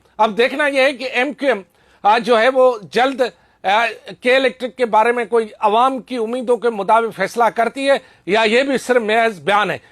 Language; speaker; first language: Urdu; non-native, local second language; Sindhi